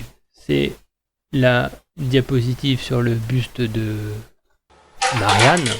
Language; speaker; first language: French; native; French